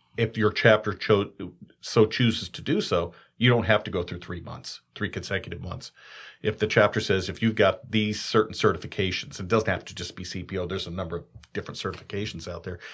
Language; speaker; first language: English; native; English